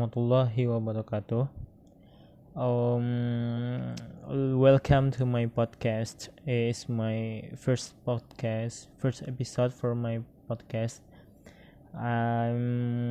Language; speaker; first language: English; non-native, learner; Minangkabau